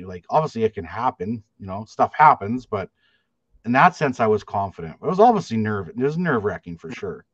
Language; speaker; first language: English; native; English